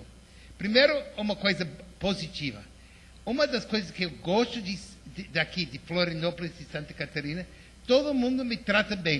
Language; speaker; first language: Portuguese; non-native, fluent; English